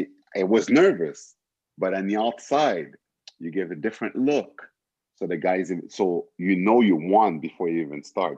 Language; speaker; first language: English; native; English